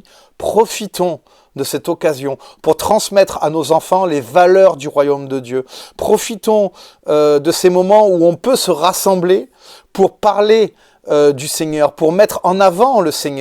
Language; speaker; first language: French; native; French